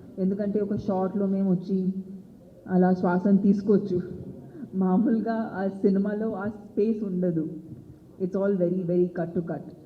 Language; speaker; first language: Telugu; non-native, local second language; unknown